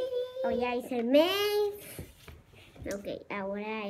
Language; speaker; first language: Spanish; early bilingual, heritage; English